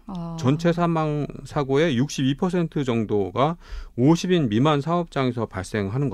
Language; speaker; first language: Korean; native; Korean